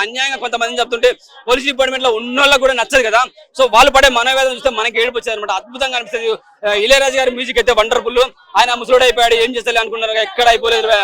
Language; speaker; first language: Telugu; native; Telugu